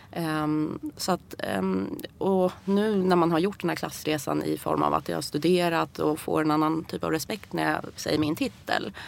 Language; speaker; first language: Swedish; early bilingual, other home language; Persian